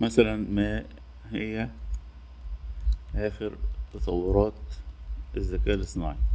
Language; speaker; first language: Arabic; native; Arabic